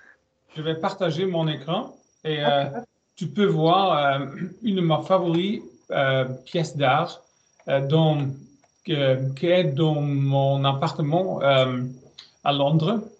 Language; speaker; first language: French; non-native, learner; German